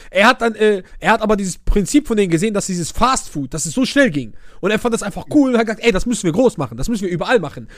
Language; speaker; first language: German; early bilingual, other home language; Arabic